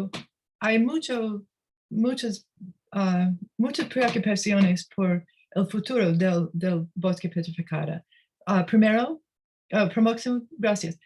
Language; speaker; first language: Spanish; non-native, learner; English